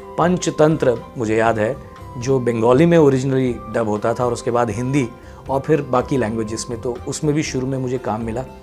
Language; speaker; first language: Hindi; non-native, local second language; Gujarati